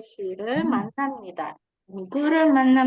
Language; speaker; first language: Korean; non-native, fluent; Indonesian